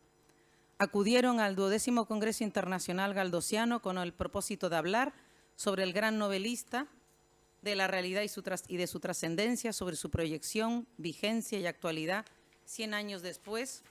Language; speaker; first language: Spanish; native; Spanish